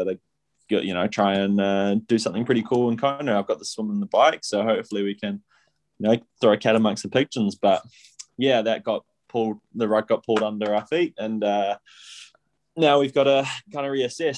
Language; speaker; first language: English; native; English